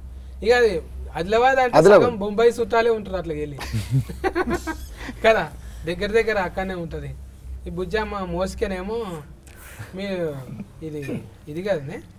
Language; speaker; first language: Telugu; native; Telugu